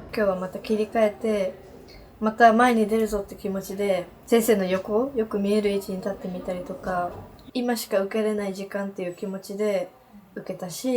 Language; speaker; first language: Japanese; native; Japanese